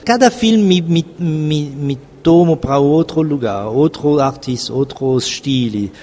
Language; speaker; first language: Portuguese; non-native, fluent; French